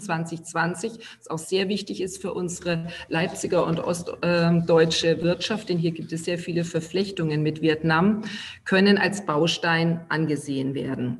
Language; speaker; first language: German; native; German